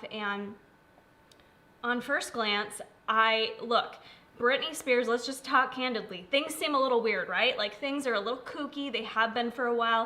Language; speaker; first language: English; native; English